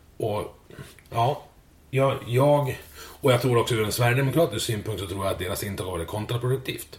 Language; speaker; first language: Swedish; native; Swedish